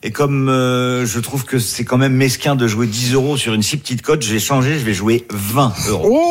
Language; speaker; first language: French; native; French